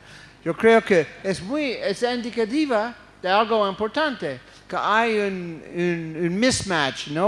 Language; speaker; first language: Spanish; non-native, fluent; English